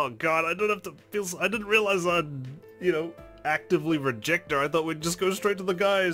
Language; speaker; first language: English; native; English